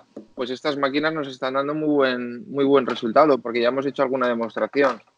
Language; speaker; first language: Spanish; native; Spanish